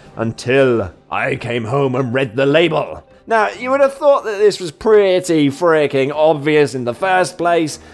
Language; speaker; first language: English; native; English